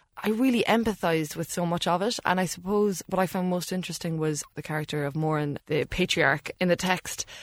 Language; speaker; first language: English; native; English